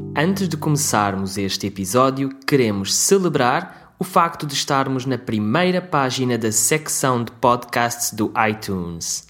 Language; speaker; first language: Portuguese; native; Portuguese